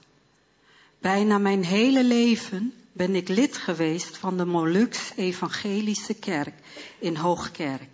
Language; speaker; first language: Dutch; early bilingual, other home language; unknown